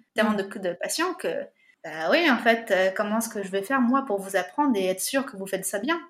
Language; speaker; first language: French; native; French